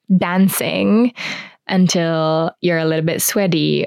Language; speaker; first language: English; non-native, fluent; Finnish